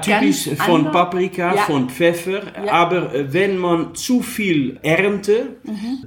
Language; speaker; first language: German; non-native, learner; Dutch